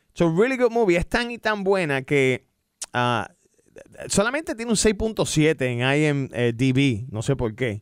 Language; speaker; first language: Spanish; early bilingual, heritage; Spanish